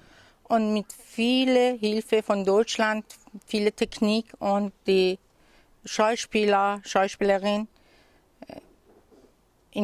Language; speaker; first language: German; non-native, learner; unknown